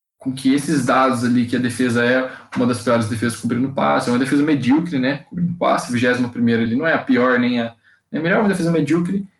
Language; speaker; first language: Portuguese; native; Portuguese